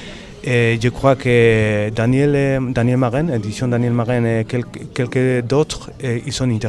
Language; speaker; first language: French; non-native, learner; Spanish